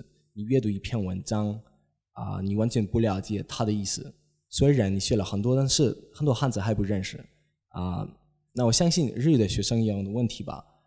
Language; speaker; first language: Chinese; non-native, fluent; Polish